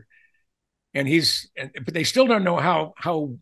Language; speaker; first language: English; native; English